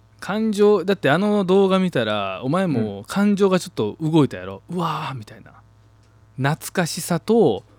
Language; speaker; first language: Japanese; native; Japanese